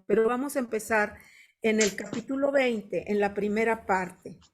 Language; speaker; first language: Spanish; native; Spanish